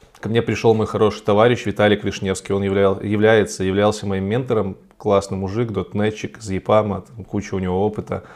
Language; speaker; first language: Russian; native; Russian